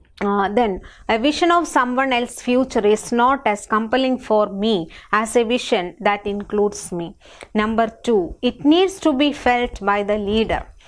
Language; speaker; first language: English; non-native, local second language; Malayalam